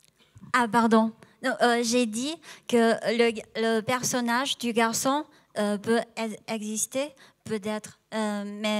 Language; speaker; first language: French; non-native, fluent; Chinese